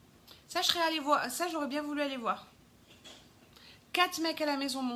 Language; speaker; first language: French; native; French